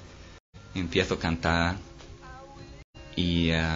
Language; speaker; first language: Spanish; non-native, fluent; English